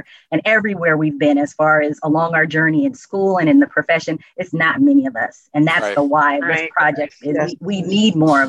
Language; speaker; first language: English; native; English